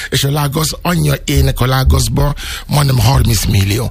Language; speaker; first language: Hungarian; non-native, fluent; Yoruba